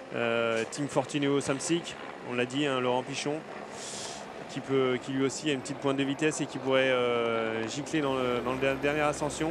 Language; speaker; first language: French; native; French